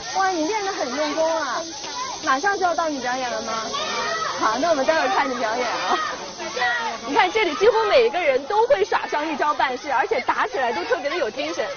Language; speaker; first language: Chinese; native; Chinese